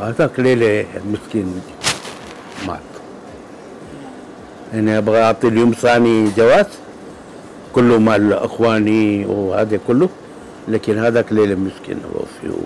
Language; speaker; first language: Arabic; non-native, local second language; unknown